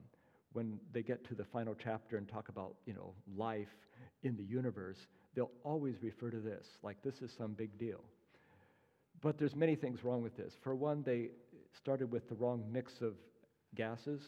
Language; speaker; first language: English; native; English